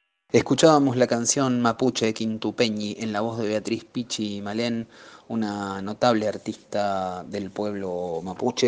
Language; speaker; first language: Spanish; native; Spanish